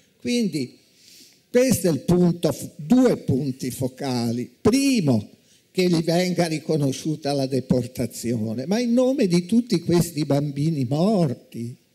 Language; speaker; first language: Italian; native; Italian